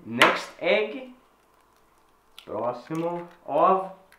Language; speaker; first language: Portuguese; non-native, learner; Swedish